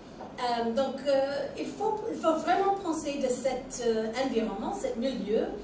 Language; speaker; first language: French; non-native, fluent; English